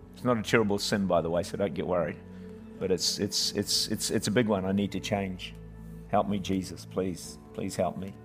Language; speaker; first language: English; native; English